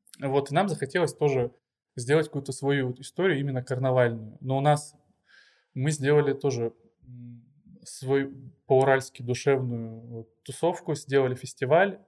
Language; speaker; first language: Russian; native; Russian